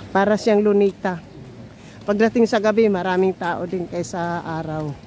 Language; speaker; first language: Filipino; non-native, local second language; Cebuano